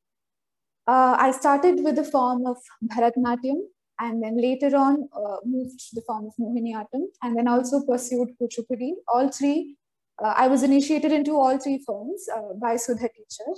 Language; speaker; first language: English; non-native, local second language; Malayalam